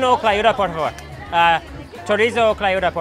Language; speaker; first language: Spanish; non-native, learner; English